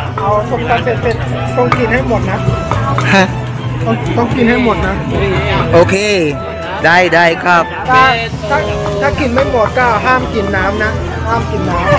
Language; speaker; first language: Thai; non-native, learner; Filipino